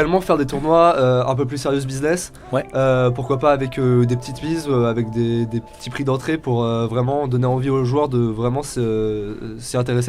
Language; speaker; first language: French; native; French